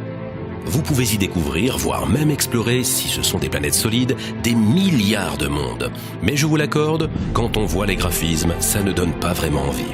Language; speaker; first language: French; native; French